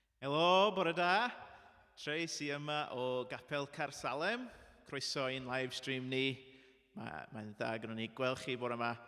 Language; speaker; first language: Welsh; non-native, local second language; English